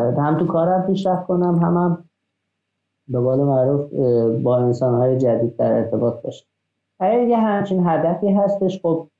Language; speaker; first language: Persian; non-native, local second language; Azerbaijani